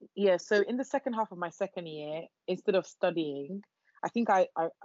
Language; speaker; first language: English; non-native, local second language; Yoruba